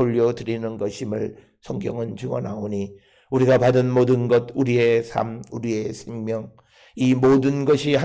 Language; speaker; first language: Korean; native; Korean